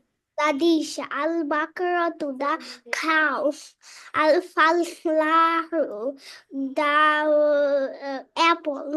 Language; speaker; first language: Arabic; non-native, learner; Bangla